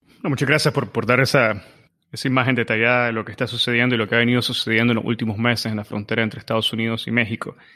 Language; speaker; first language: Spanish; native; Spanish